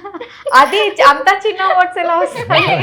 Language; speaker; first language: Telugu; non-native, fluent; Odia